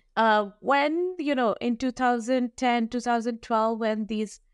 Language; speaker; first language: English; non-native, local second language; Hindi